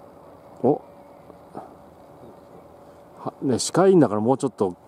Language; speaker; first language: Japanese; native; Japanese